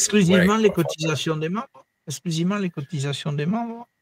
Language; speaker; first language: French; native; French